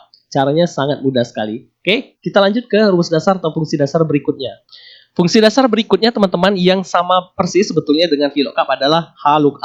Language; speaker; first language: Indonesian; native; Indonesian